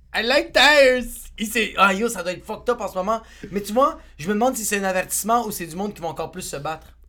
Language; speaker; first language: French; native; French